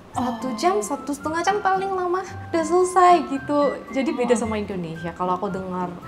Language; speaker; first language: Indonesian; non-native, fluent; Korean